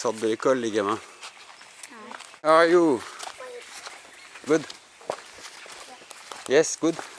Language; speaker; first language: French; native; French